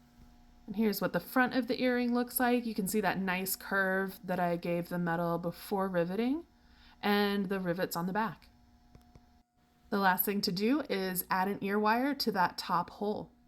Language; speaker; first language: English; native; English